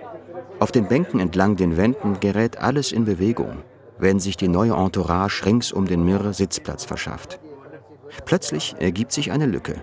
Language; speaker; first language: German; native; German